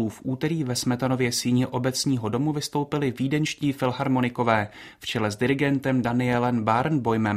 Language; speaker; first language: Czech; native; Czech